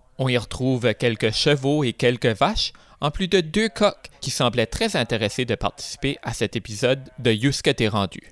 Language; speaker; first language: French; native; French